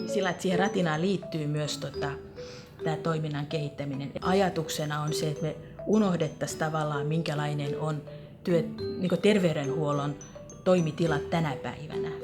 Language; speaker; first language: Finnish; native; Finnish